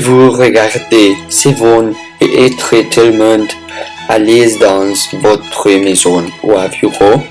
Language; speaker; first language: French; non-native, learner; Spanish